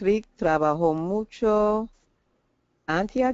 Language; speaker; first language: Spanish; non-native, learner; English